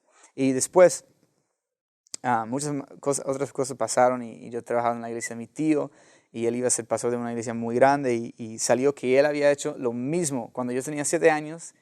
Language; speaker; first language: Spanish; non-native, fluent; English